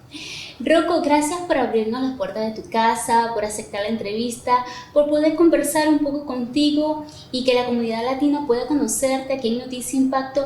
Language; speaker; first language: Spanish; native; Spanish